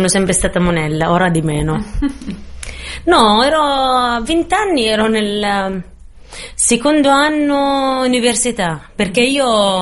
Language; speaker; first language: Italian; non-native, fluent; Arabic